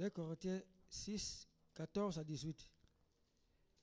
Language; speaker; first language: German; non-native, learner; Lingala